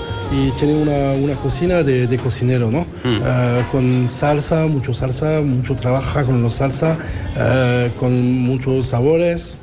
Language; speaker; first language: Spanish; non-native, learner; French